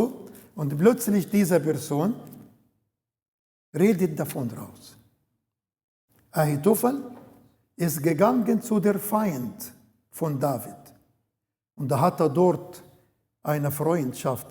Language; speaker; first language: German; non-native, learner; Arabic